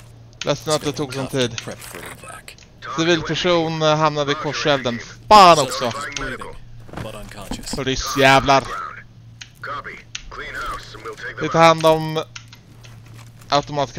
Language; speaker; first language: Swedish; native; Swedish